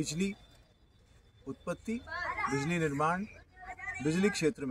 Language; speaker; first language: Hindi; non-native, local second language; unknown